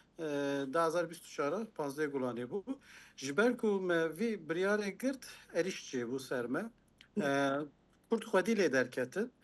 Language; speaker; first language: Kurdish; non-native, local second language; Turkish